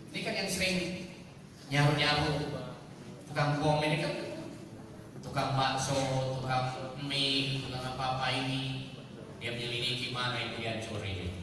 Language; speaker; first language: Indonesian; native; Indonesian